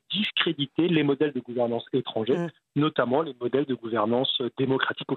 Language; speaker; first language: French; native; French